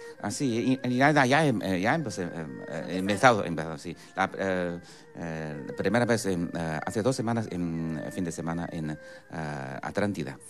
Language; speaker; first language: Spanish; non-native, fluent; Chinese